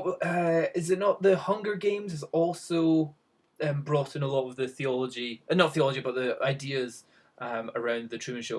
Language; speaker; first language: English; native; English